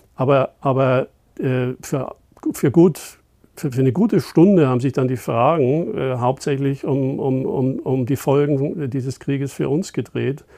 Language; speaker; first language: German; native; German